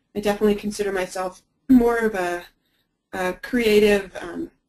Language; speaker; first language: English; native; English